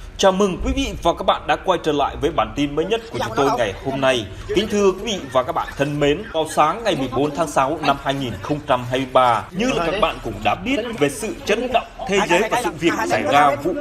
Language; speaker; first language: Vietnamese; non-native, local second language; Jarai